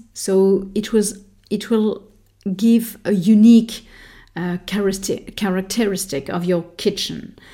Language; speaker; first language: English; non-native, fluent; French